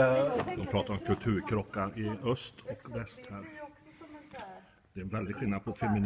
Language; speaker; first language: Swedish; native; Swedish